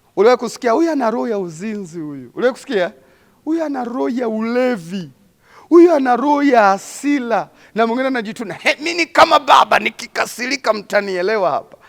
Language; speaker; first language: Swahili; non-native, local second language; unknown